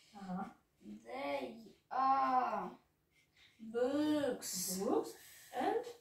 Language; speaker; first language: English; non-native, fluent; Russian